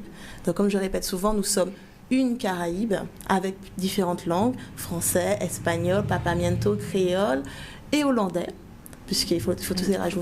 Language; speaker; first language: French; native; French